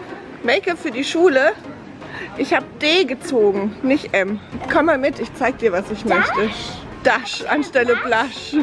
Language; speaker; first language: German; native; German